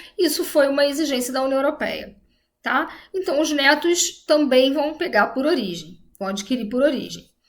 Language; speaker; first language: Portuguese; native; Portuguese